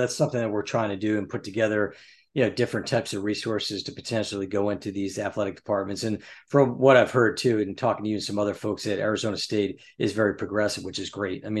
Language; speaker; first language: English; native; English